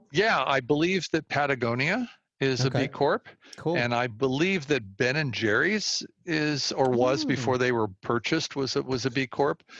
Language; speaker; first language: English; native; English